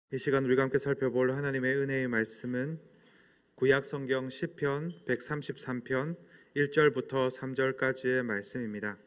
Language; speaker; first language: Korean; native; Korean